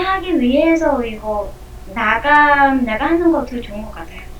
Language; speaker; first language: Korean; non-native, learner; Vietnamese